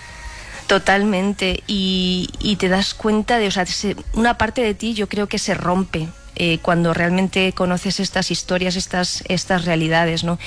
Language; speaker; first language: Spanish; native; Spanish